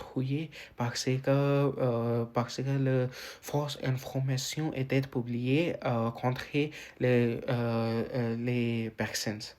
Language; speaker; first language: French; non-native, learner; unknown